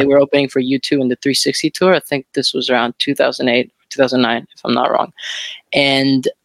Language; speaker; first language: English; non-native, fluent; Spanish